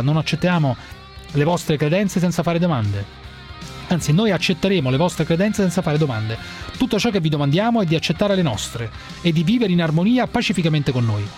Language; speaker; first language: Italian; native; Italian